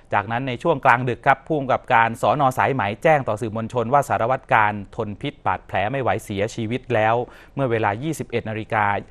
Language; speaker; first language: Thai; native; Thai